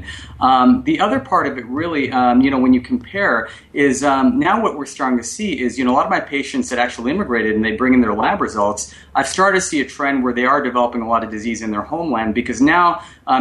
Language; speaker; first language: English; non-native, local second language; Bangla